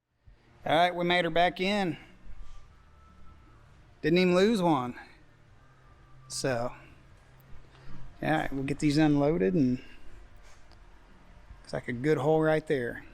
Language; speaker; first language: English; native; English